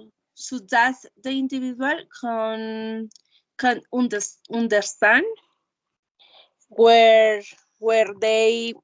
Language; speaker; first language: English; non-native, learner; Spanish